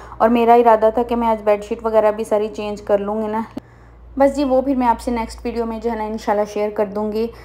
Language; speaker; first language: Urdu; native; Urdu